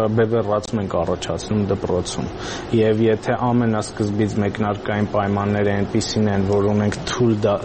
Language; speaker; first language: Armenian; native; Armenian